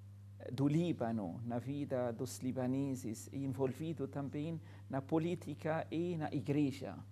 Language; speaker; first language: Portuguese; non-native, fluent; Arabic